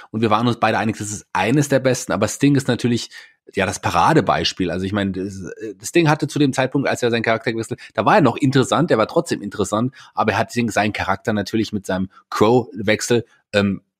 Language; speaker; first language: German; native; German